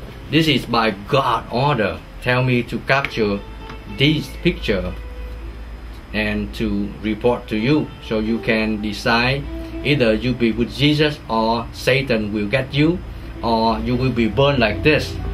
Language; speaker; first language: English; non-native, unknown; Vietnamese